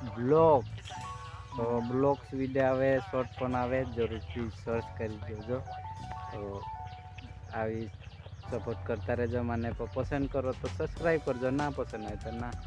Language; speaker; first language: Gujarati; non-native, local second language; Bhili